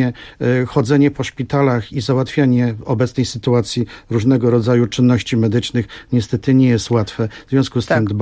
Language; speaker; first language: Polish; native; Polish